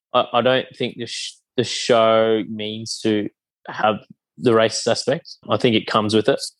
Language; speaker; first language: English; native; English